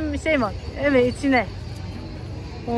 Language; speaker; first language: Turkish; non-native, learner; Korean